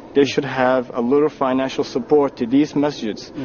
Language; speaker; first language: English; non-native, fluent; Arabic